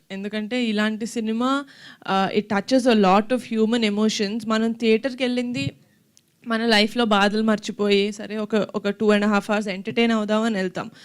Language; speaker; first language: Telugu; native; Telugu